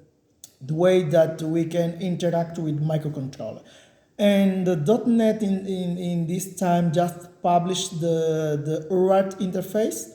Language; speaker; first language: English; non-native, learner; Portuguese